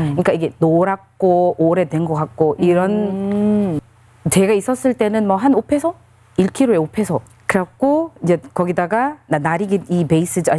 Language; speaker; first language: Korean; non-native, fluent; Filipino